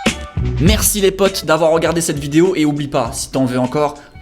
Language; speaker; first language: French; native; French